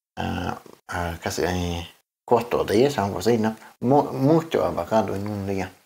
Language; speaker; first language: Spanish; non-native, learner; English